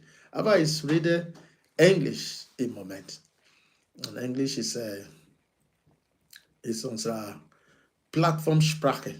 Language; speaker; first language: German; non-native, fluent; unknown